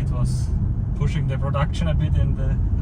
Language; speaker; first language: English; non-native, fluent; German